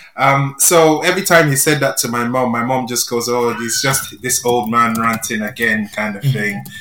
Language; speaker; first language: English; non-native, local second language; Yoruba